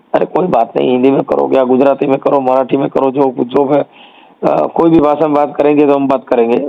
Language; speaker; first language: Hindi; non-native, local second language; Gujarati